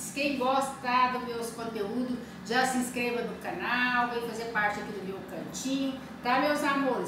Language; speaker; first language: Portuguese; native; Portuguese